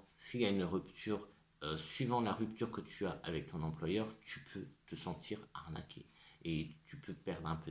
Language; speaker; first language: French; native; French